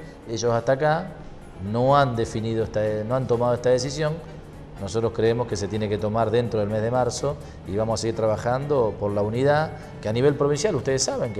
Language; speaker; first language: Spanish; native; Spanish